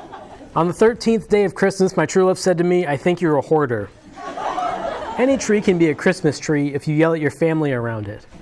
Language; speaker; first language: English; native; English